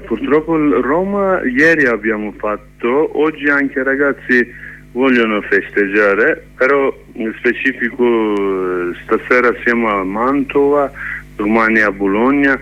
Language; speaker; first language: Italian; non-native, learner; Kurdish